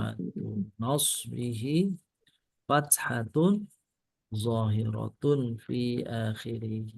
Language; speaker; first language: Arabic; non-native, fluent; Indonesian